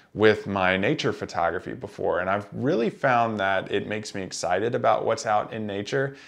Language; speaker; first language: English; native; English